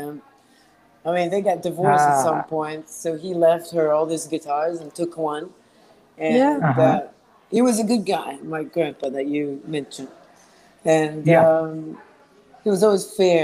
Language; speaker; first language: English; non-native, fluent; Hebrew